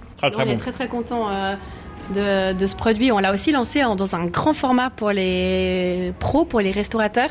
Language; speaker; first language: French; native; French